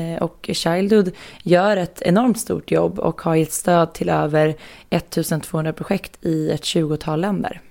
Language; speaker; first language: Swedish; native; Swedish